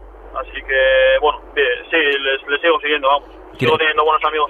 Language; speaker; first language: Spanish; native; Spanish